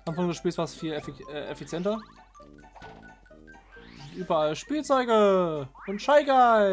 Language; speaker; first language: German; native; German